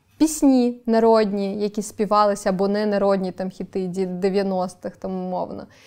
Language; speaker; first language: Ukrainian; non-native, local second language; Crimean Tatar